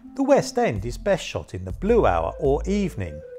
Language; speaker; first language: English; native; English